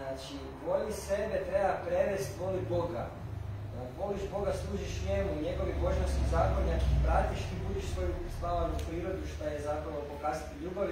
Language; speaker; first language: Croatian; native; Croatian